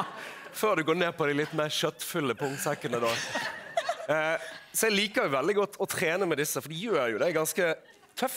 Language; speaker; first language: Norwegian; native; Norwegian